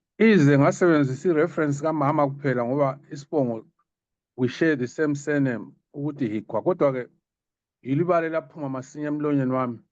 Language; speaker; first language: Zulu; native; Zulu